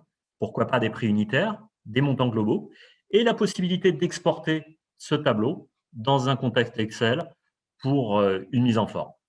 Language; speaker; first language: French; native; French